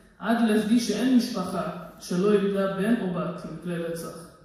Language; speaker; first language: Hebrew; non-native, local second language; Arabic